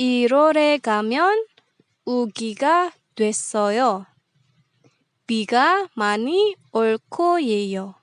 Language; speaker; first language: Korean; non-native, fluent; Indonesian